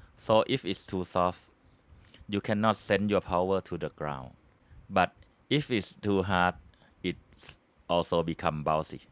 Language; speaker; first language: English; non-native, fluent; Thai